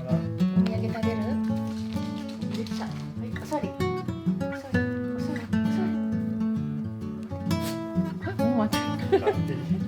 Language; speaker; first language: Japanese; native; Japanese